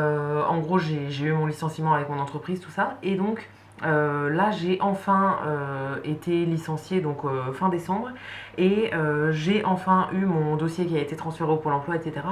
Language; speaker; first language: French; native; French